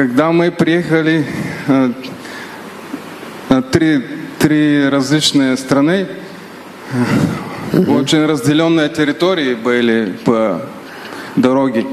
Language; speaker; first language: Russian; non-native, learner; Bulgarian